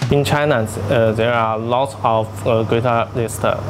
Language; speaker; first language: English; non-native, learner; Chinese